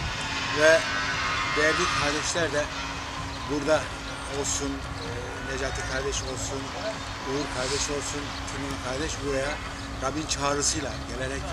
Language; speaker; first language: Turkish; native; Turkish